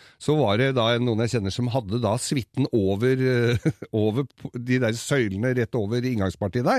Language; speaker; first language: Norwegian; native; Norwegian